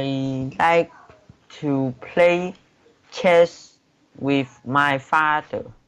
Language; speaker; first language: English; non-native, learner; Chinese